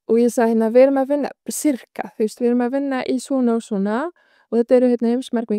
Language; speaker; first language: Icelandic; non-native, fluent; Arabic